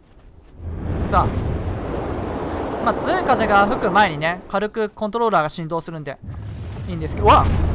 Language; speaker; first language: Japanese; native; Japanese